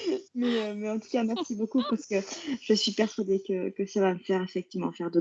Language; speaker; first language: French; native; French